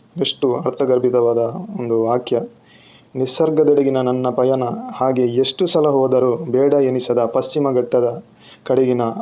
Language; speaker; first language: Kannada; non-native, local second language; Tulu